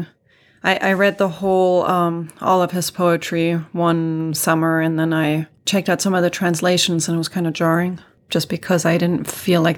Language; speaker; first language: English; non-native, fluent; Swedish